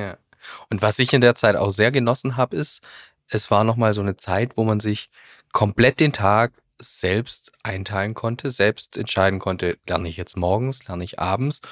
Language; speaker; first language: German; native; German